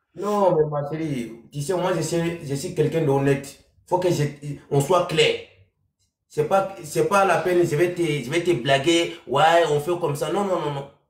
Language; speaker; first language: French; non-native, local second language; Bambara